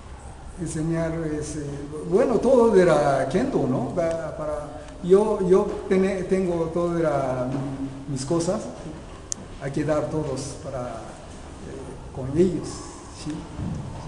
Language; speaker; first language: Spanish; non-native, learner; Japanese